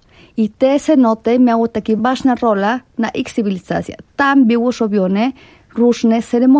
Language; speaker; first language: Polish; non-native, fluent; Spanish